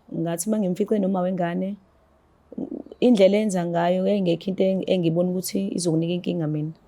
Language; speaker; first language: Zulu; native; Zulu